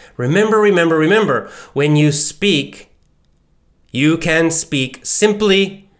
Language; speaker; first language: English; native; English